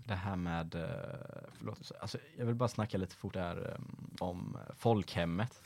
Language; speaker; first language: Swedish; native; Swedish